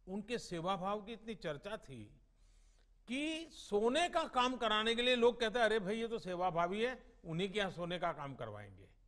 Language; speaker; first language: Hindi; non-native, local second language; Gujarati